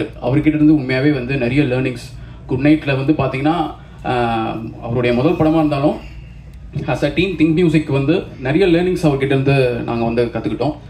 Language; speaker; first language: Tamil; native; Tamil